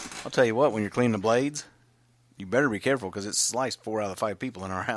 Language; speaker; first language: English; native; English